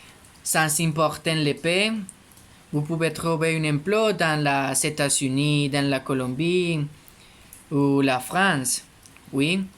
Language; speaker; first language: French; non-native, learner; Spanish